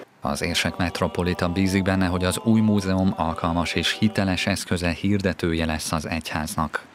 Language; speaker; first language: Hungarian; native; Hungarian